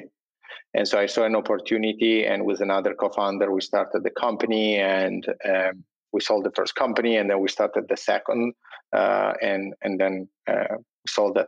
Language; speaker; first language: English; non-native, fluent; Italian